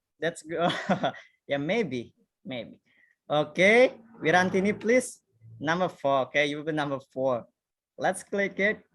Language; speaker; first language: English; non-native, fluent; Indonesian